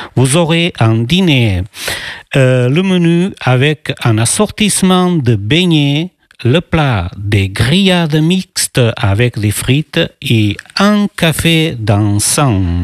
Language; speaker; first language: French; early bilingual, other home language; Portuguese